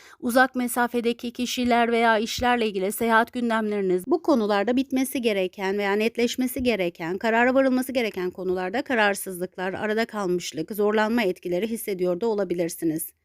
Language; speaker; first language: Turkish; native; Turkish